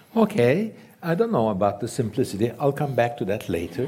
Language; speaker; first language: English; non-native, fluent; Turkish